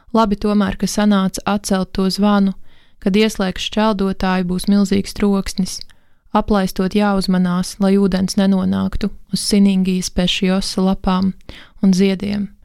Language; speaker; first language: Latvian; native; Latvian